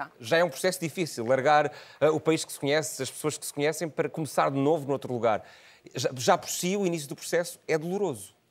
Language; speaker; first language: Portuguese; native; Portuguese